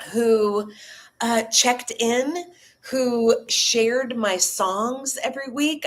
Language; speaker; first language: English; native; English